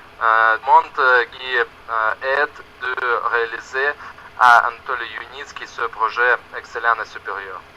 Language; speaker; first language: French; non-native, learner; Russian